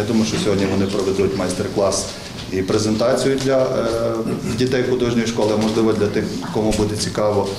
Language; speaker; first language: Ukrainian; native; Ukrainian